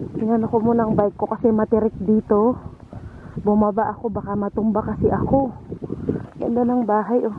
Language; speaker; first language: Filipino; non-native, local second language; Pampanga